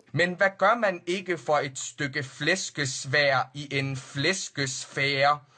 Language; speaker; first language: Danish; early bilingual, other home language; Arabic